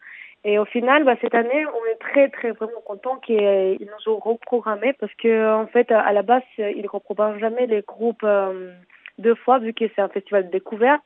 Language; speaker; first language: French; early bilingual, other home language; Armenian